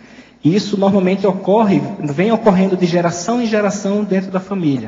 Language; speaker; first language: Portuguese; native; Portuguese